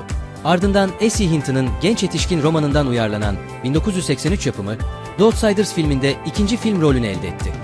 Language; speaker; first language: Turkish; native; Turkish